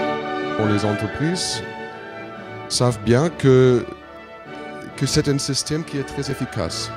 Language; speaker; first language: French; non-native, fluent; German